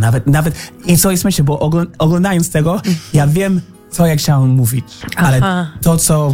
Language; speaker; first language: Polish; non-native, learner; English